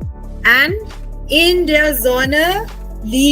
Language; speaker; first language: German; non-native, fluent; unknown